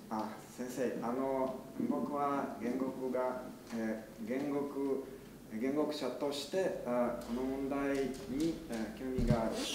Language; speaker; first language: Japanese; non-native, learner; Ukrainian